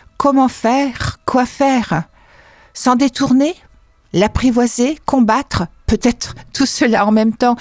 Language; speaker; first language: French; native; French